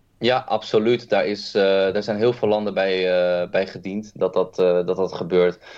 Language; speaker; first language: Dutch; early bilingual, other home language; Kurdish